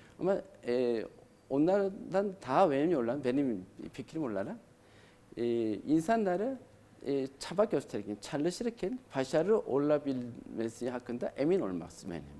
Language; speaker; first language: Turkish; non-native, learner; Korean